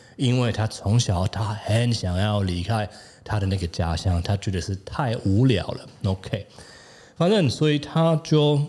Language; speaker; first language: Chinese; non-native, fluent; German